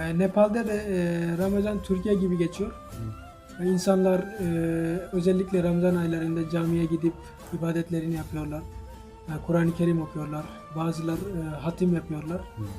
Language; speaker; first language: Turkish; non-native, fluent; Nepali